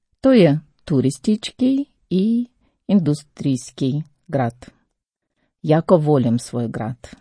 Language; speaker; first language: Croatian; non-native, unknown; Ukrainian